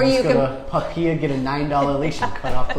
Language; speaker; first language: English; native; English